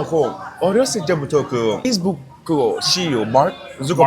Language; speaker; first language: Korean; non-native, fluent; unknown